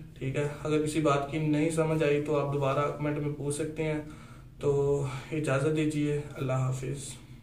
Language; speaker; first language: Urdu; non-native, local second language; Punjabi